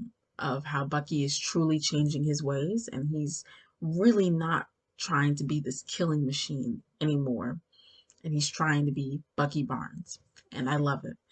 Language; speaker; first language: English; native; English